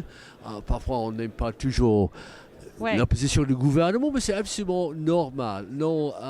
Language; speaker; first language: French; non-native, fluent; English